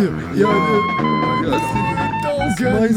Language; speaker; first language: German; non-native, learner; Polish